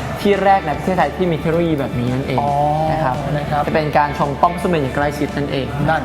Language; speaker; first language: Thai; native; Thai